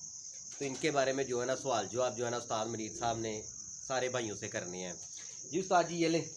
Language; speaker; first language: Hindi; non-native, local second language; Punjabi